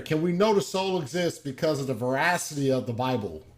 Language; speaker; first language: English; native; English